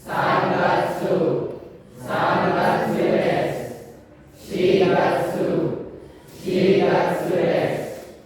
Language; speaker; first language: Japanese; non-native, learner; Indonesian